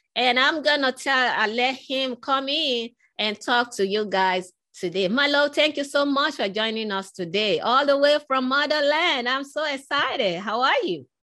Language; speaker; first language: English; non-native, local second language; Yoruba